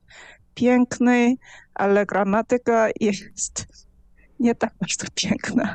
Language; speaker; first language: Polish; non-native, fluent; Korean